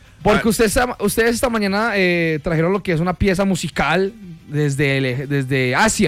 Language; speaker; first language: Spanish; native; Spanish